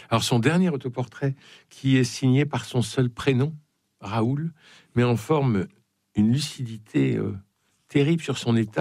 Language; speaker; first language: French; native; French